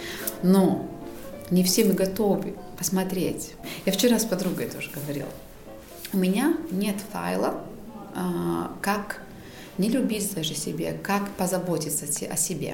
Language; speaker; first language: Russian; non-native, local second language; Latvian